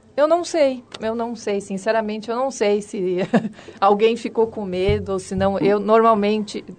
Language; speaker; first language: Portuguese; native; Portuguese